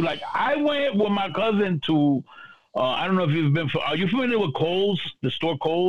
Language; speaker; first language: English; early bilingual, other home language; Spanish